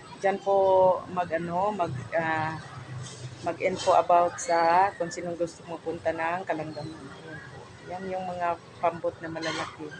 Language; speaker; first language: Filipino; non-native, local second language; Cebuano